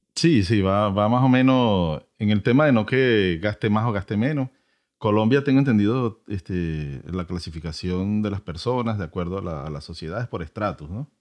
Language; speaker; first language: Spanish; native; Spanish